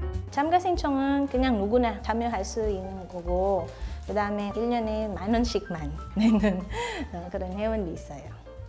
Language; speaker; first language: Korean; non-native, fluent; Filipino